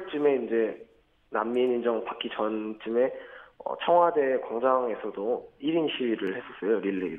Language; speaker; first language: Korean; native; Korean